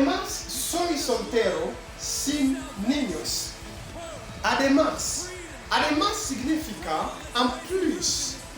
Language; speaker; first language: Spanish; non-native, fluent; French